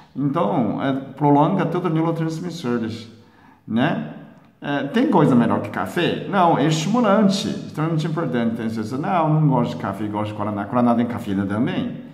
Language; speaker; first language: Portuguese; non-native, fluent; Chinese